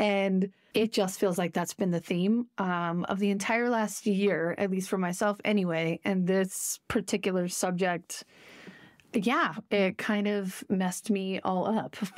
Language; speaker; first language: English; native; English